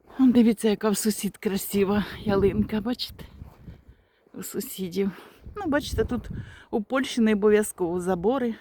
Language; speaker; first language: Ukrainian; native; Ukrainian